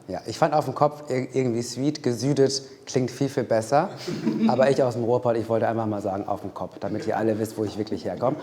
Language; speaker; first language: German; native; German